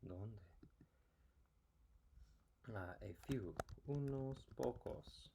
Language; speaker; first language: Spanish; non-native, fluent; English